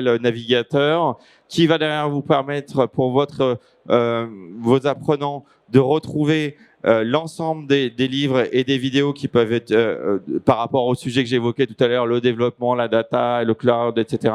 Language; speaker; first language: French; native; French